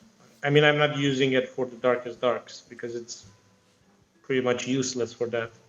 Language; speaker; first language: English; non-native, fluent; Romanian